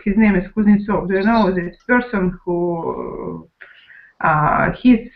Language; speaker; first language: English; non-native, learner; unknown